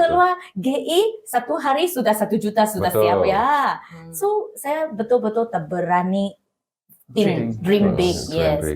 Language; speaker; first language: Indonesian; non-native, learner; Malay